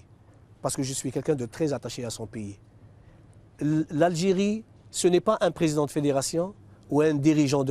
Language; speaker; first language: French; non-native, local second language; Arabic